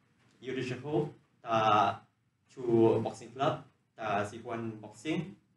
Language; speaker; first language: Chinese; non-native, learner; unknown